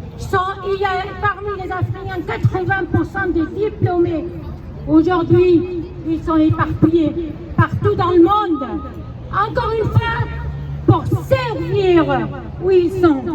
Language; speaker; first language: French; non-native, fluent; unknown